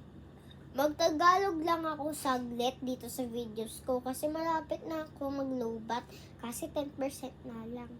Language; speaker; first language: Filipino; non-native, local second language; English